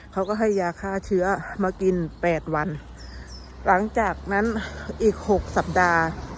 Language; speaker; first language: Thai; native; Thai